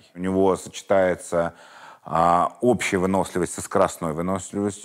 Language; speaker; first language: Russian; native; Russian